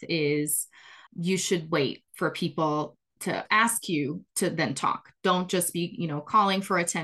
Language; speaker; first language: English; non-native, fluent; Portuguese